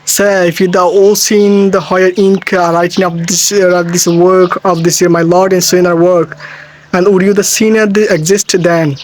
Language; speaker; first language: English; non-native, local second language; Bangla